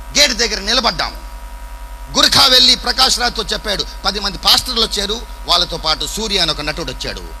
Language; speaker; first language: Telugu; non-native, fluent; English